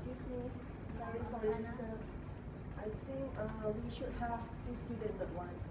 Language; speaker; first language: English; non-native, local second language; Malay